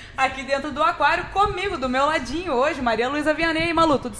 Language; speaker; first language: Portuguese; native; Portuguese